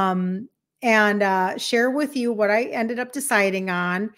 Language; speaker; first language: English; native; English